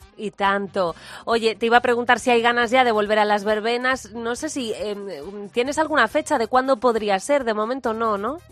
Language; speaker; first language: Spanish; native; Spanish